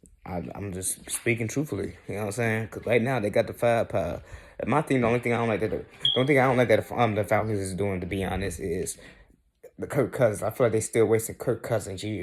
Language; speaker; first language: English; native; English